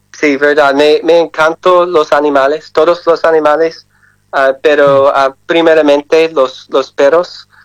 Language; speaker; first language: Spanish; non-native, learner; English